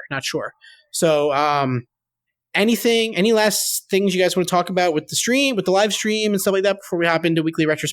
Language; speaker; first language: English; native; English